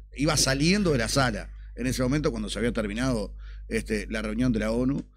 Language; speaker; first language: Spanish; native; Spanish